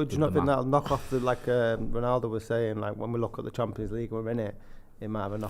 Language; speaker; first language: English; native; English